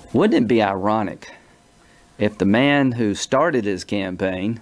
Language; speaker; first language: English; native; English